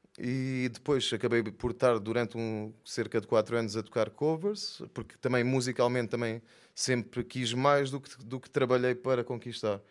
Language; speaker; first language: Portuguese; native; Portuguese